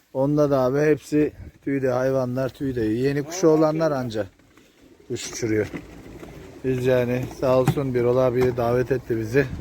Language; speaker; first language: Turkish; native; Turkish